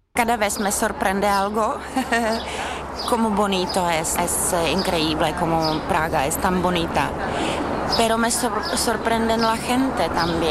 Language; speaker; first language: Spanish; non-native, learner; Czech